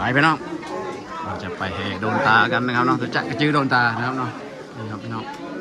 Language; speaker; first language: Thai; non-native, local second language; Northern Khmer